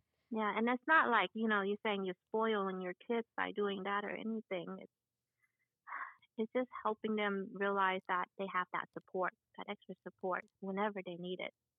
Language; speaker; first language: English; early bilingual, other home language; Vietnamese